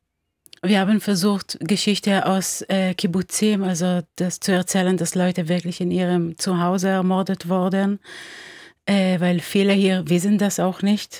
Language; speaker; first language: German; non-native, fluent; Hebrew